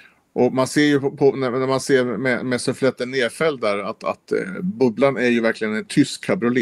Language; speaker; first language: Swedish; native; Swedish